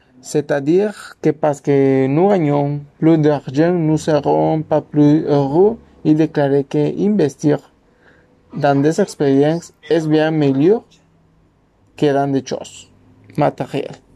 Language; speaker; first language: French; non-native, learner; Spanish